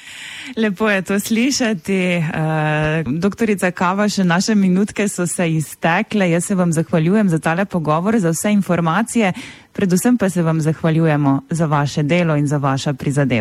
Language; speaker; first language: Slovenian; native; Slovenian